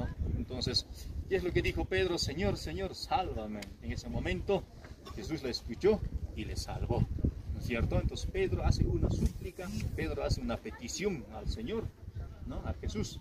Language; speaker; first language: Spanish; native; Spanish